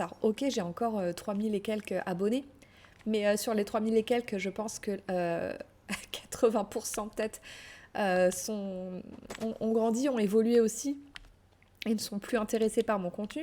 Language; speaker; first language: French; native; French